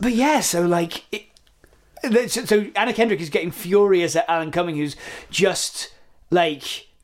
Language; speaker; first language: English; native; English